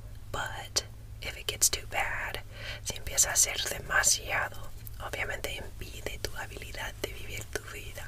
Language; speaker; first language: Spanish; non-native, fluent; English